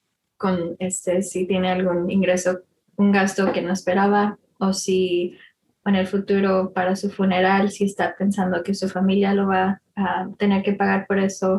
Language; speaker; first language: Spanish; early bilingual, heritage; Spanish